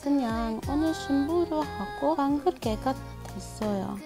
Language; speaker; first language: Korean; non-native, learner; English